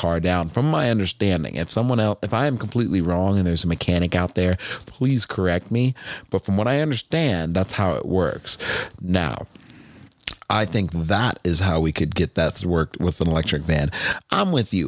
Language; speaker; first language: English; native; English